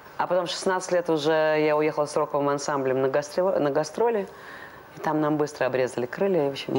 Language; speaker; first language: Russian; non-native, local second language; Latvian